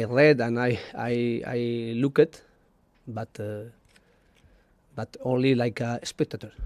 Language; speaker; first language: English; non-native, learner; Spanish